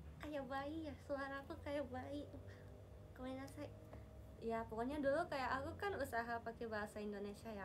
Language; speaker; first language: Indonesian; non-native, fluent; Japanese